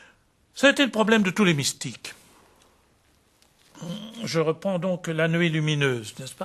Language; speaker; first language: French; native; French